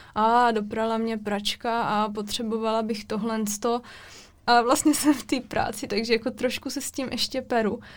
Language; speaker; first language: Czech; native; Czech